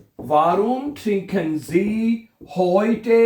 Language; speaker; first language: German; non-native, fluent; Urdu